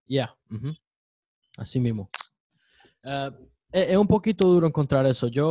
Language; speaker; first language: Spanish; early bilingual, heritage; Spanish